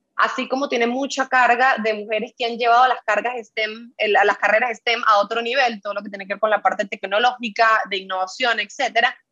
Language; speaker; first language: Spanish; native; Spanish